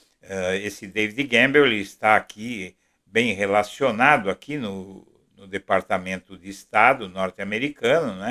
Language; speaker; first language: Portuguese; native; Portuguese